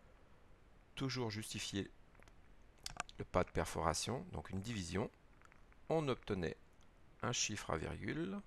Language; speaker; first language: French; native; French